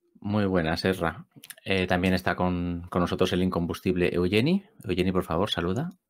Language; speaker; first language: Spanish; native; Spanish